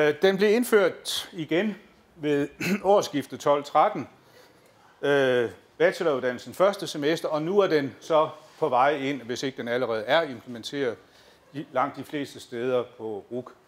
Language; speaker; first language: Danish; native; Danish